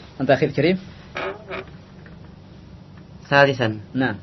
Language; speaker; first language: Arabic; non-native, fluent; Indonesian